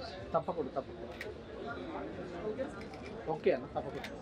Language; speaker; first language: Telugu; native; Telugu